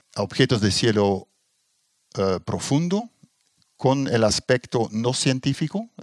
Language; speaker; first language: Spanish; non-native, fluent; Dutch